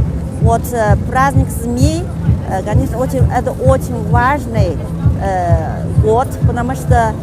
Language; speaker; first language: Russian; non-native, fluent; Chinese